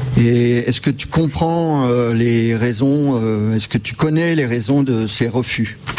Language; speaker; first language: French; native; French